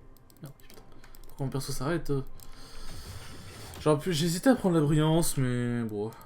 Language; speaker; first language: French; native; French